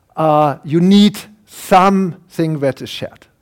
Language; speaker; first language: English; non-native, fluent; German